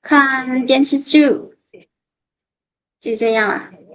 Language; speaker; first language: Chinese; non-native, fluent; Lao